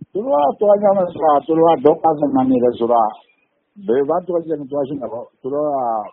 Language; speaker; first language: Burmese; non-native, local second language; Rohingya